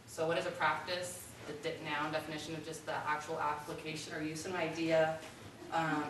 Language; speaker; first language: English; native; English